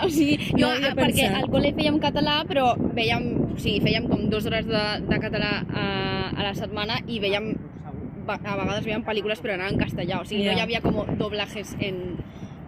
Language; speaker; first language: Catalan; non-native, local second language; Spanish